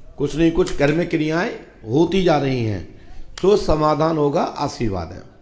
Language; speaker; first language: Hindi; native; Hindi